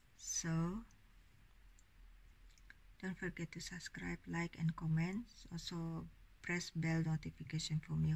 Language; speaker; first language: English; non-native, learner; Indonesian